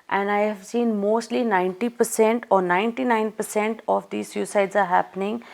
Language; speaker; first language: English; non-native, local second language; Punjabi